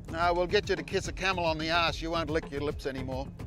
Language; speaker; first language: English; native; English